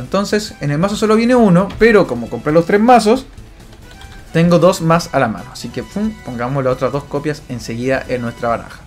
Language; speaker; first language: Spanish; native; Spanish